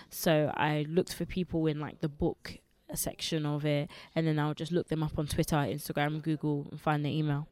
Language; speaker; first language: English; early bilingual, other home language; Lingala